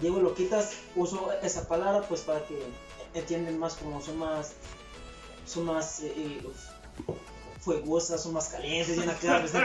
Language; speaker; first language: Spanish; non-native, fluent; Haitian Creole